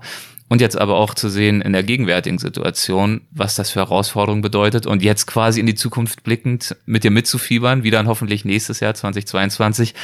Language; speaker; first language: German; native; German